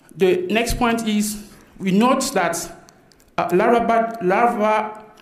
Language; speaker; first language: English; non-native, fluent; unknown